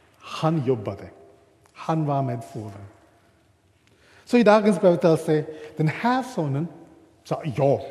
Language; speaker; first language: Swedish; non-native, fluent; English